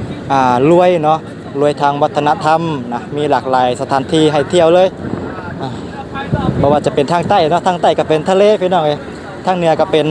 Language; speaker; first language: Thai; non-native, local second language; Northeastern Thai